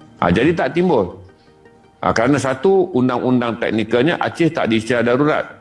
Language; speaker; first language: Malay; native; Malay